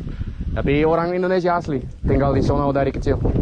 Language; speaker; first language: Indonesian; non-native, learner; Dutch